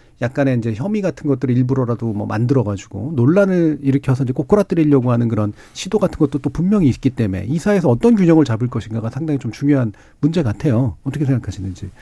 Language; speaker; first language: Korean; native; Korean